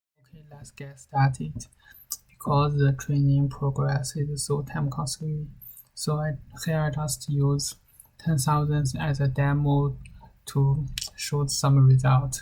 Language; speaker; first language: English; non-native, learner; Chinese